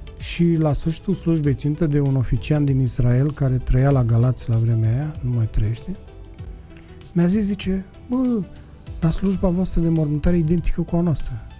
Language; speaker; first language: Romanian; native; Romanian